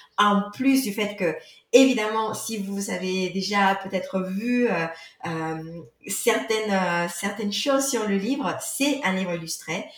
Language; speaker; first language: French; non-native, fluent; Spanish